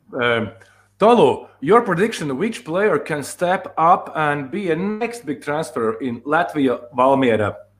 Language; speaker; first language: English; non-native, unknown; Latvian